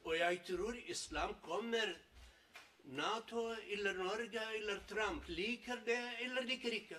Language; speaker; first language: Norwegian; non-native, learner; Kurdish